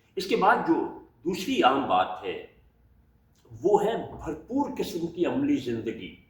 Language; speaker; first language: Urdu; native; Urdu